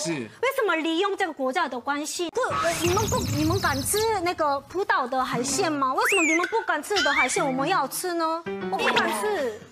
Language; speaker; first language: Chinese; non-native, fluent; Korean